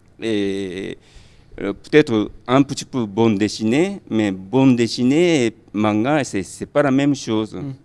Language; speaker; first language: French; non-native, fluent; Japanese